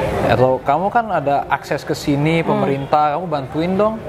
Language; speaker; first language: Indonesian; early bilingual, heritage; Indonesian